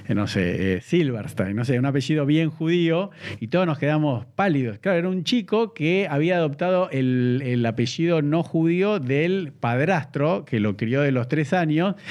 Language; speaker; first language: Spanish; native; Spanish